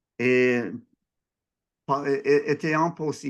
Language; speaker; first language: French; non-native, learner; English